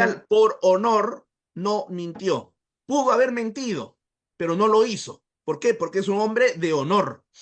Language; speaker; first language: Spanish; native; Spanish